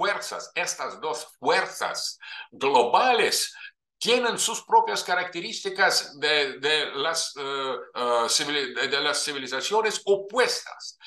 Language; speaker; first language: Spanish; non-native, fluent; Russian